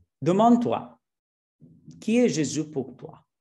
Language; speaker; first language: French; non-native, learner; Spanish